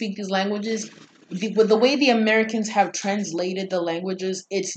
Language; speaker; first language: English; non-native, local second language; Swahili